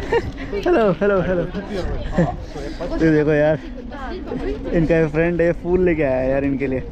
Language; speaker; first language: Hindi; native; Hindi